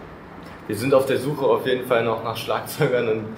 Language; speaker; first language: German; native; German